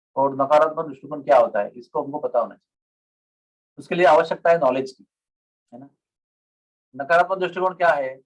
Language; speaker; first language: Hindi; non-native, local second language; Marathi